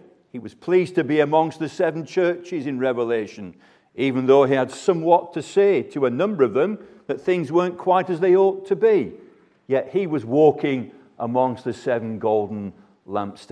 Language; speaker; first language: English; native; English